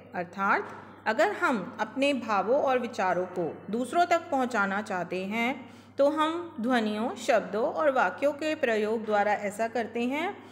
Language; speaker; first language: Hindi; native; Hindi